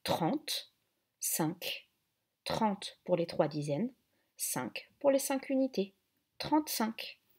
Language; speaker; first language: French; native; French